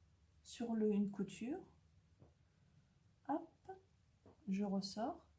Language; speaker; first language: French; native; French